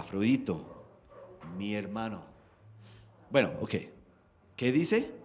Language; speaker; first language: Spanish; non-native, fluent; English